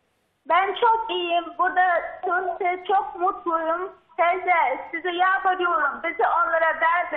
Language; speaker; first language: Turkish; non-native, learner; Russian